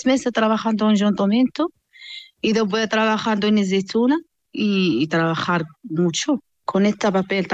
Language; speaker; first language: Spanish; non-native, learner; Arabic